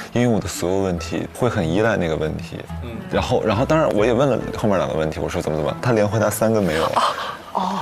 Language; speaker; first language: Chinese; native; Chinese